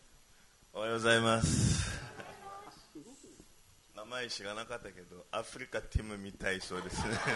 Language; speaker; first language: Japanese; non-native, learner; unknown